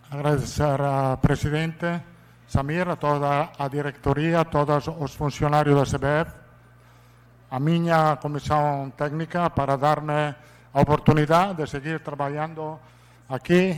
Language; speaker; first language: Portuguese; non-native, fluent; Italian